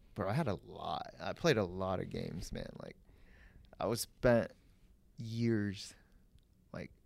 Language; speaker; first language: English; early bilingual, other home language; Vietnamese